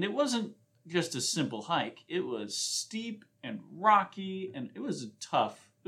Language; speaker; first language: English; native; English